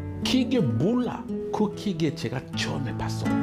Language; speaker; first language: Korean; non-native, learner; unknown